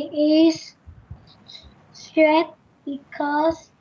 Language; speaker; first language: English; non-native, learner; Vietnamese